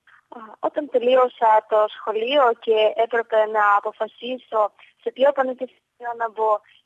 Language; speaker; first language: Greek; non-native, fluent; Ukrainian